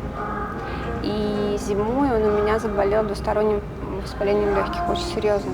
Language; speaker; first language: Russian; native; Russian